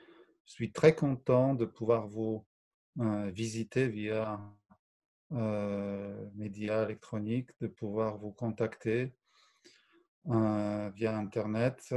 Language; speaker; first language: French; non-native, fluent; Polish